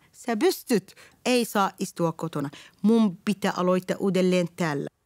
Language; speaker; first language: Finnish; non-native, learner; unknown